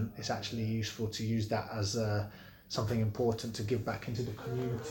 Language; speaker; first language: English; native; English